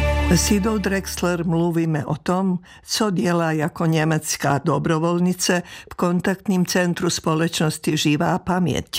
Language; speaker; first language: Czech; non-native, fluent; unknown